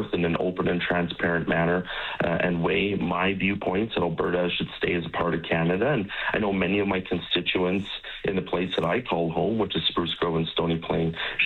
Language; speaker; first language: English; native; English